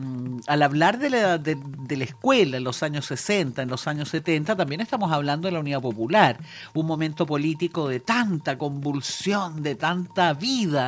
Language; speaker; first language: Spanish; native; Spanish